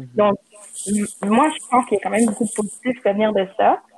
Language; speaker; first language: French; native; French